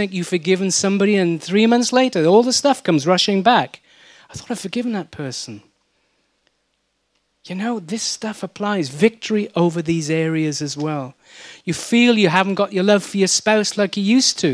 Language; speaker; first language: English; native; English